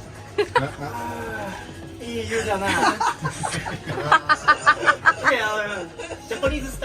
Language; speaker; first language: Japanese; non-native, learner; English